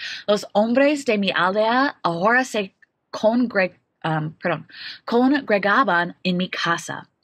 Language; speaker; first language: Spanish; non-native, learner; English